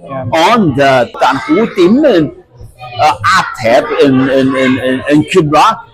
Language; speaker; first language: Welsh; non-native, learner; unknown